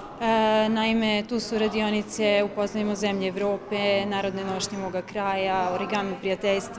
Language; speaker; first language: Serbian; native; Serbian